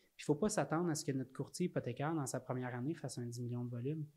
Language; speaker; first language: French; native; French